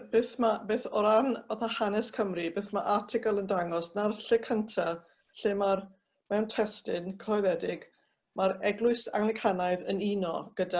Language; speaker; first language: Welsh; native; Welsh